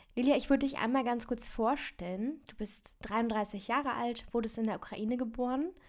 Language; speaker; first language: German; native; German